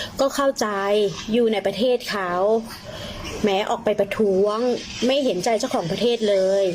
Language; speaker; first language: Thai; non-native, fluent; Burmese